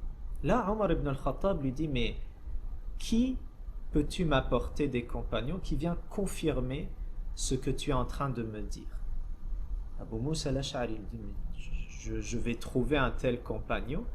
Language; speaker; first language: French; native; French